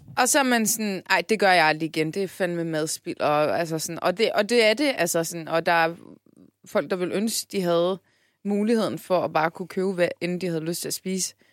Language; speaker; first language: Danish; early bilingual, other home language; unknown